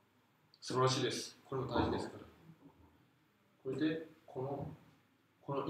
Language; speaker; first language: Japanese; non-native, fluent; Korean